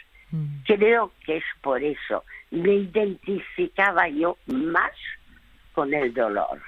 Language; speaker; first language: Spanish; early bilingual, other home language; French